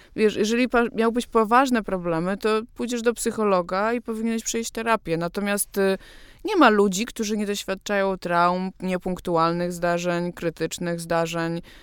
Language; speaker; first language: Polish; native; Polish